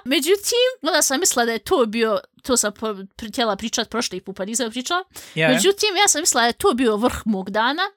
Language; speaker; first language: Bosnian; native; Bosnian